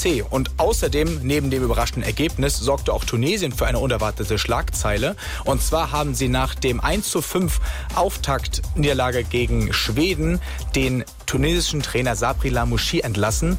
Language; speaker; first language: German; native; German